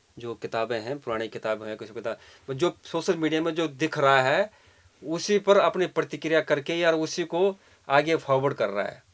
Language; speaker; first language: Hindi; native; Hindi